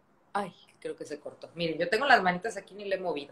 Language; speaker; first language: Spanish; native; Spanish